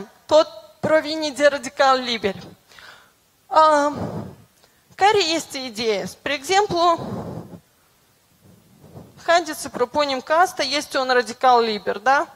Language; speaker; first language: Romanian; non-native, local second language; Russian